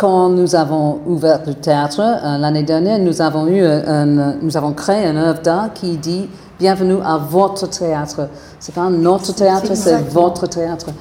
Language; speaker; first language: French; non-native, fluent; English